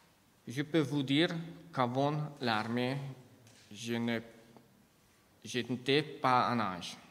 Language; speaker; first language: French; non-native, fluent; Hungarian